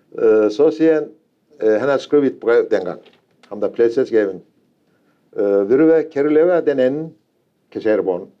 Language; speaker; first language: Danish; non-native, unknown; Turkish